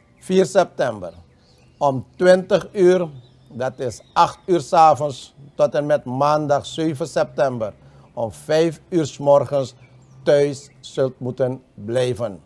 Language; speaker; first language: Dutch; native; Dutch